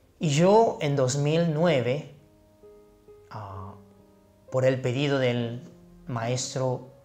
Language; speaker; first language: Spanish; non-native, fluent; Chinese